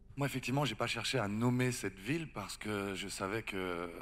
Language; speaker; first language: French; native; French